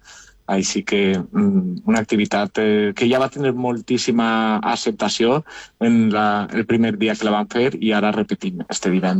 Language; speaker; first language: Catalan; native; Catalan